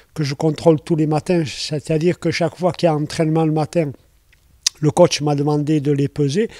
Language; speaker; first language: French; native; French